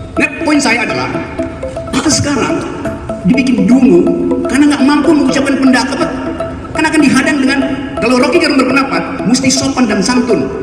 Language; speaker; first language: Indonesian; native; Indonesian